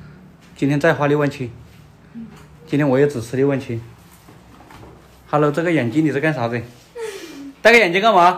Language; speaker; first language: Chinese; native; Chinese